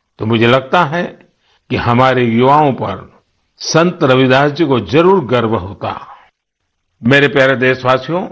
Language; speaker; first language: Hindi; non-native, local second language; Gujarati